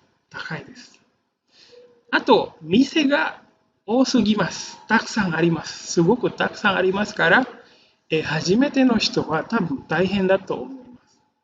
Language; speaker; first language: Japanese; non-native, fluent; Indonesian